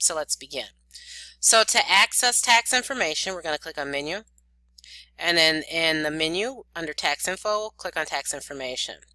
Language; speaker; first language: English; native; English